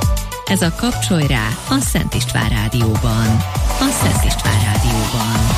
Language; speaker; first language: Hungarian; native; Hungarian